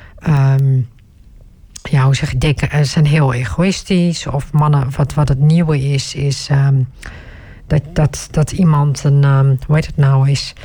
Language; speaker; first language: Dutch; early bilingual, other home language; Turkish